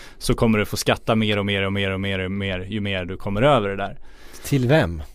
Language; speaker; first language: Swedish; native; Swedish